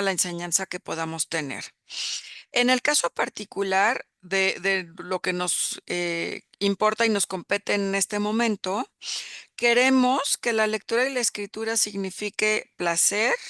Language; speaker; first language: Spanish; native; Spanish